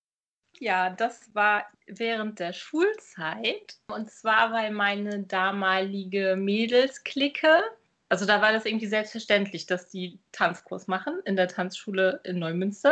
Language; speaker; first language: German; native; German